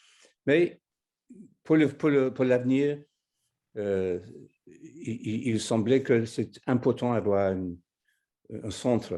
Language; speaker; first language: French; non-native, fluent; English